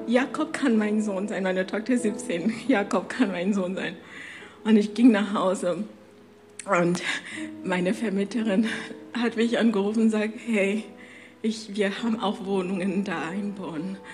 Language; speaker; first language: German; non-native, fluent; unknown